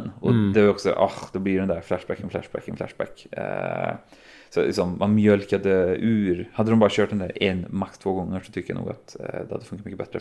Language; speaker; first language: Swedish; native; Swedish